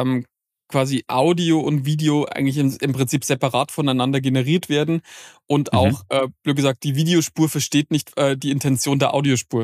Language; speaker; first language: German; native; German